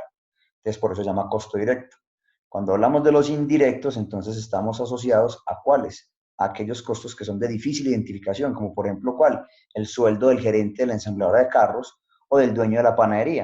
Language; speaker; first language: Spanish; native; Spanish